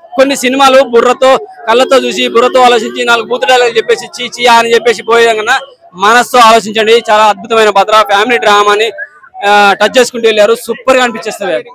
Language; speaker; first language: Telugu; native; Telugu